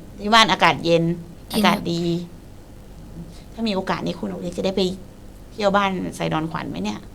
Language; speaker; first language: Thai; native; Thai